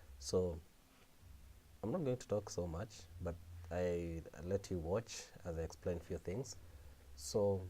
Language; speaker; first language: English; non-native, local second language; Swahili